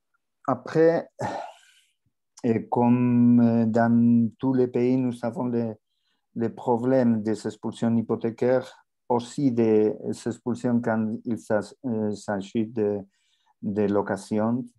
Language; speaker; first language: French; non-native, learner; Spanish